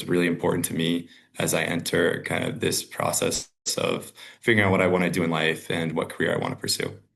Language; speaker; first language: English; native; English